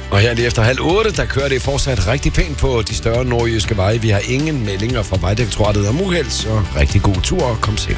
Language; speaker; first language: Danish; native; Danish